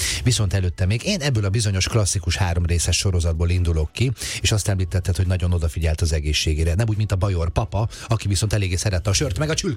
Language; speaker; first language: Hungarian; native; Hungarian